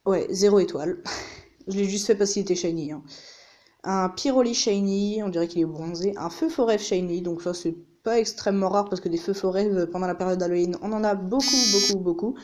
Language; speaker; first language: French; native; French